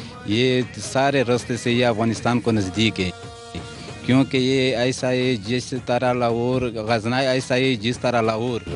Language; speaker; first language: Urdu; non-native, local second language; Pashto